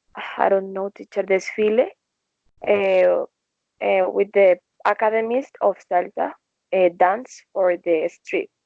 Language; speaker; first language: English; non-native, learner; Spanish